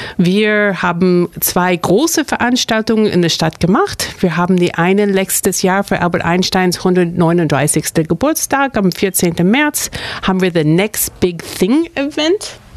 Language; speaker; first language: German; non-native, fluent; English